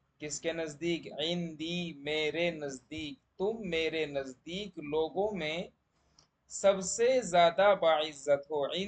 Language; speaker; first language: Urdu; native; Urdu